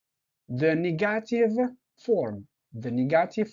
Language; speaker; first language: English; non-native, fluent; French